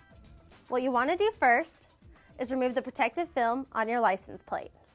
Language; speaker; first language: English; native; English